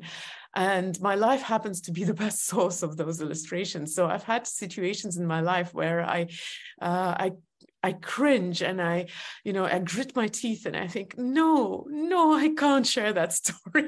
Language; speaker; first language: English; non-native, fluent; Estonian